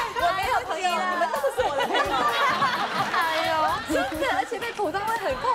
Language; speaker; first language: Chinese; native; Chinese